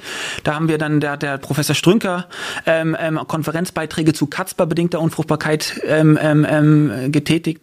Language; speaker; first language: German; native; German